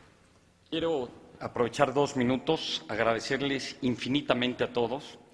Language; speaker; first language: Spanish; native; Spanish